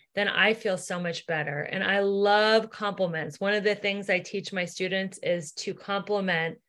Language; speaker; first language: English; native; English